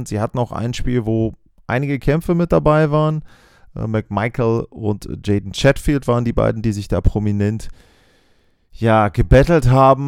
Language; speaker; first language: German; native; German